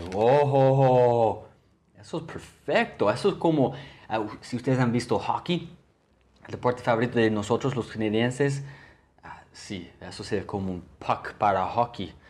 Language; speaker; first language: Spanish; non-native, learner; English